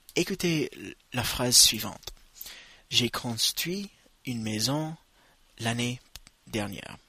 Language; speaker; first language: French; non-native, fluent; English